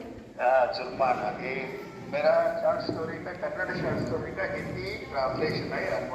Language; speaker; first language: Hindi; non-native, local second language; Kannada